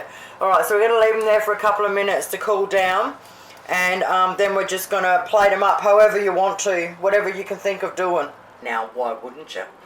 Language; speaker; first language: English; native; English